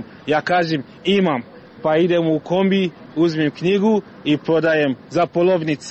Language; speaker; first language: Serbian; non-native, learner; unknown